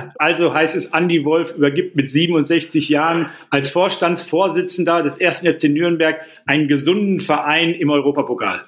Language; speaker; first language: German; native; German